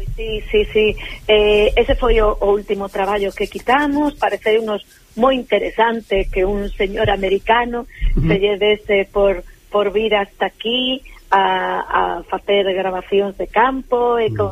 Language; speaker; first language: Galician; native; Galician